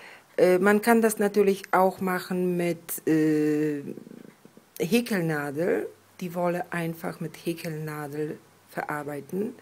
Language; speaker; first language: German; non-native, fluent; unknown